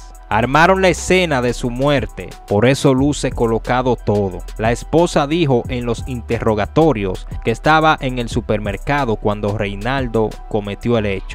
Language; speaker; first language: Spanish; native; Spanish